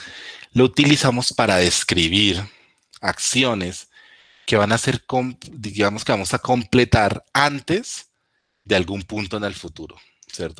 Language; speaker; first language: Spanish; native; Spanish